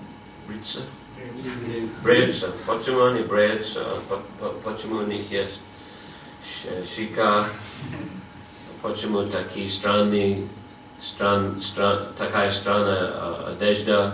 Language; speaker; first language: Russian; non-native, fluent; English